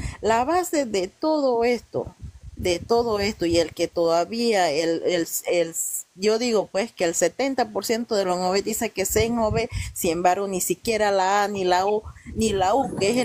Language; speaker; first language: Spanish; non-native, local second language; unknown